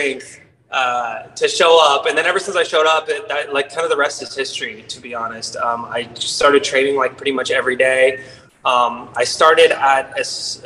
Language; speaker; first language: English; native; English